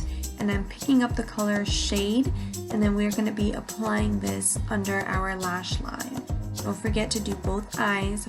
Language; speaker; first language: English; native; English